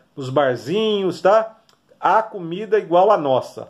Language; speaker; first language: Portuguese; native; Portuguese